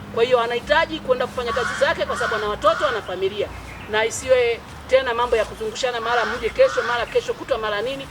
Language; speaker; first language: Swahili; native; Swahili